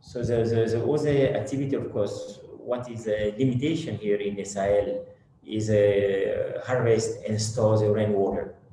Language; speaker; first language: English; non-native, fluent; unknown